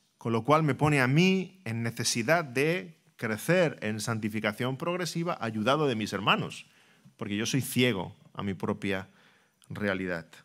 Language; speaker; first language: Spanish; native; Spanish